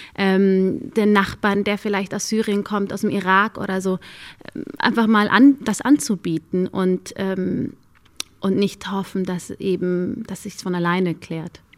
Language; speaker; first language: German; early bilingual, other home language; Amharic